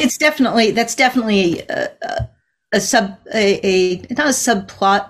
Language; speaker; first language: English; native; English